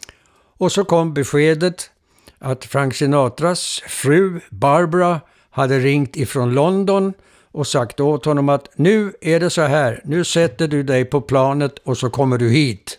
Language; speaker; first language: Swedish; native; Swedish